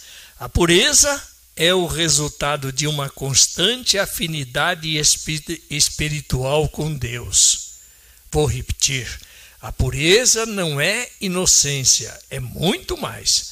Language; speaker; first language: Portuguese; native; Portuguese